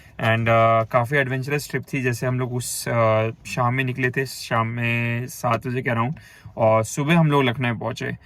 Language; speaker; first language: Hindi; native; Hindi